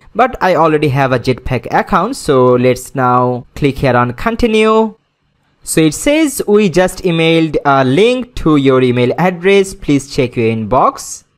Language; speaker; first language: English; non-native, local second language; Bangla